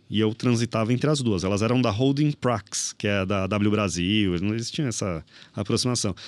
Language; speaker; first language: Portuguese; native; Portuguese